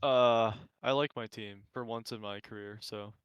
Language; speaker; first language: English; native; English